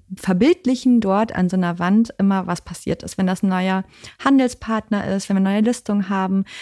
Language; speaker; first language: German; native; German